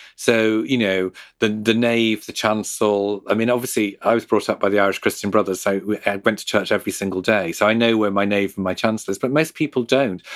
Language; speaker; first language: English; native; English